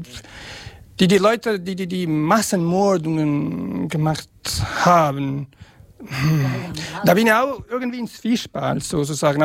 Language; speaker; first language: German; non-native, fluent; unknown